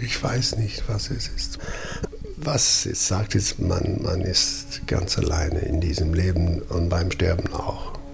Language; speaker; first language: German; non-native, fluent; English